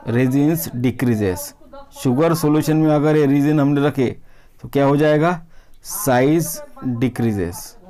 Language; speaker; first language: Hindi; non-native, local second language; Marathi